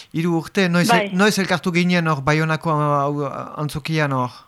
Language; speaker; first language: Basque; native; Basque